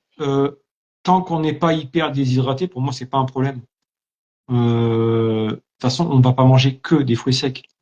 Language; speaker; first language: French; native; French